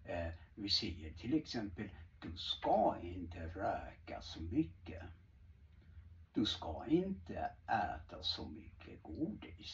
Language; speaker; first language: Swedish; non-native, fluent; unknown